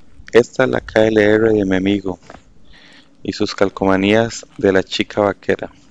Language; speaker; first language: Spanish; native; Spanish